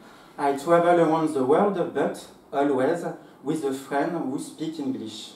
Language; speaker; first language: English; non-native, fluent; French